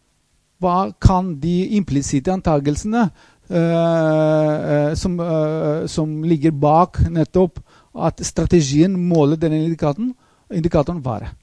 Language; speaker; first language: Norwegian; non-native, fluent; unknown